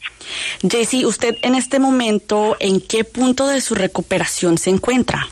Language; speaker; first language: Spanish; native; Spanish